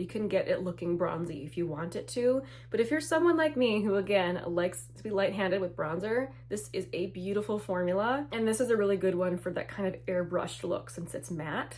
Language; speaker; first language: English; native; English